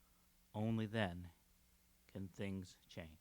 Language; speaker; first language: English; native; English